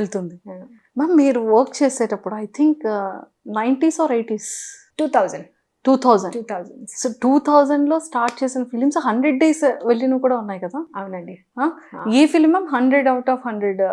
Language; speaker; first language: Telugu; native; Telugu